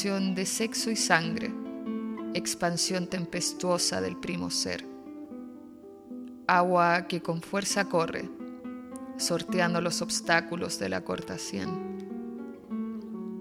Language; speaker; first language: English; non-native, fluent; Spanish